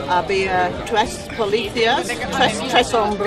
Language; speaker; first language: Spanish; non-native, learner; English